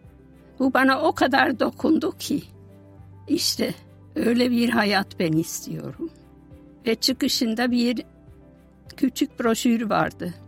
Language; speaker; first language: Turkish; non-native, fluent; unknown